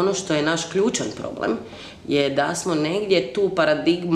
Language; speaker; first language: Croatian; native; Croatian